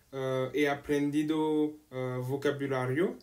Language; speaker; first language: Spanish; non-native, learner; French